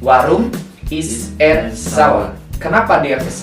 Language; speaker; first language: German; non-native, learner; Indonesian